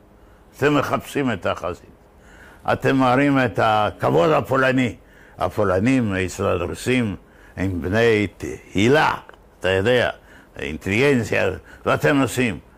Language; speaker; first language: Hebrew; non-native, fluent; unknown